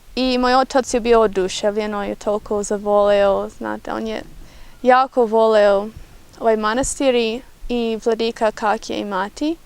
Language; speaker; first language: Bosnian; non-native, fluent; English